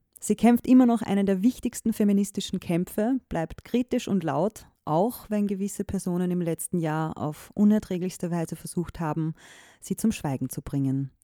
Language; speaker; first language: German; native; German